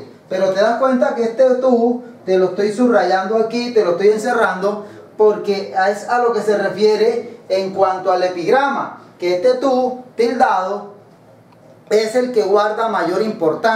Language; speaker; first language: Spanish; native; Spanish